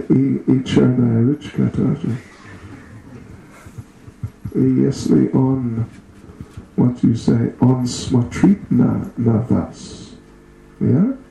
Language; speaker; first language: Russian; non-native, learner; English